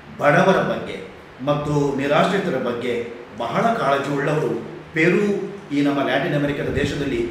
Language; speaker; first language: Kannada; non-native, local second language; Konkani